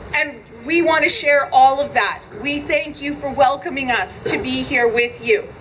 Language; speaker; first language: English; native; English